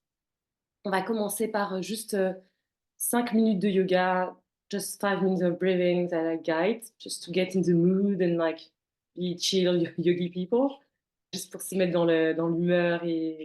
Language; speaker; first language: French; native; French